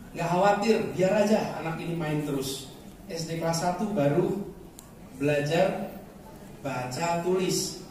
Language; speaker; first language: Indonesian; native; Indonesian